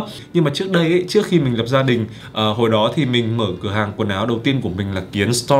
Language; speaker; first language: Vietnamese; native; Vietnamese